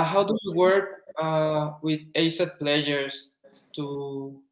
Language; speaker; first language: English; non-native, fluent; Spanish